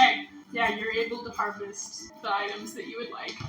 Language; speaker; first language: English; native; English